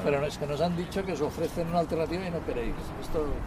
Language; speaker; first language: Spanish; native; Spanish